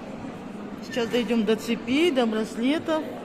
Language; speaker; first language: Russian; non-native, local second language; Kazakh